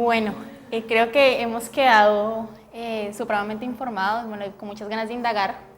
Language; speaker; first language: Spanish; native; Spanish